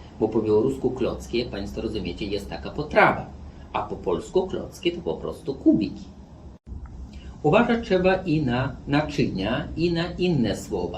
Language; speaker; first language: Polish; non-native, fluent; Belarusian